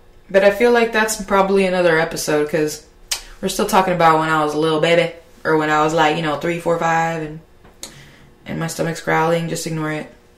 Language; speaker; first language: English; early bilingual, other home language; Spanish